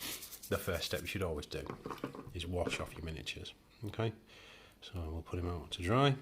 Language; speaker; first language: English; native; English